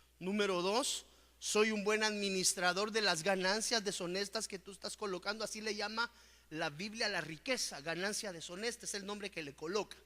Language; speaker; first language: Spanish; native; Spanish